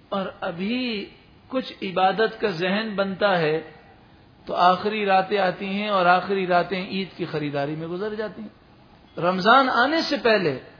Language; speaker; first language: Urdu; native; Urdu